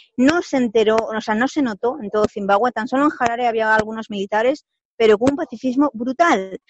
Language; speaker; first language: Spanish; native; Spanish